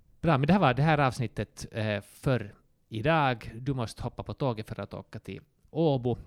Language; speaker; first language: Swedish; non-native, local second language; Finnish